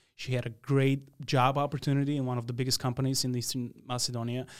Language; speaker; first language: English; non-native, fluent; Macedonian